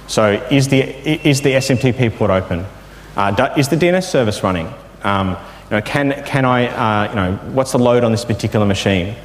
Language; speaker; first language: English; native; English